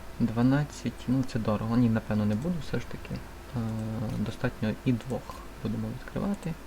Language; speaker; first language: Ukrainian; native; Ukrainian